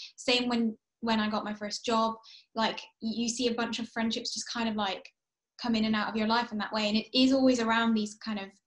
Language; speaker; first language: English; early bilingual, heritage; English